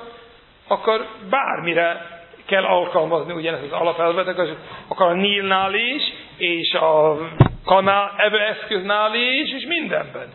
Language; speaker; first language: Hungarian; non-native, fluent; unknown